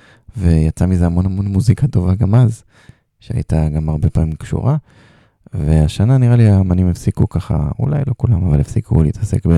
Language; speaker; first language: Hebrew; native; Hebrew